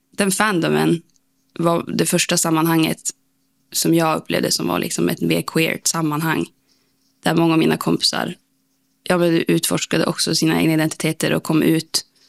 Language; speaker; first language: Swedish; native; Swedish